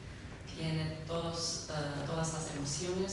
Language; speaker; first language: Spanish; early bilingual, heritage; Spanish